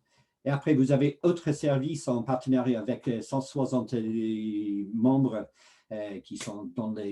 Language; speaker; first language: French; non-native, fluent; English